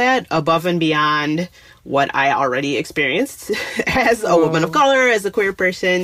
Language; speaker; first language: English; native; English